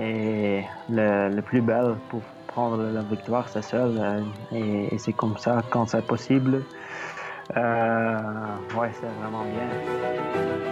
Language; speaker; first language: French; non-native, learner; Dutch